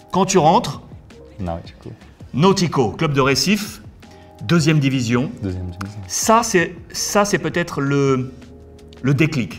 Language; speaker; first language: French; native; French